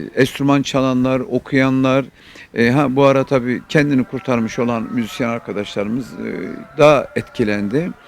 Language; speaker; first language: Turkish; native; Turkish